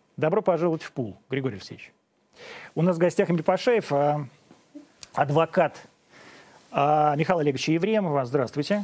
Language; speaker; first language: Russian; native; Russian